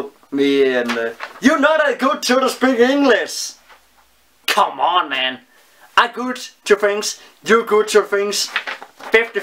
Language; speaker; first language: English; non-native, learner; Danish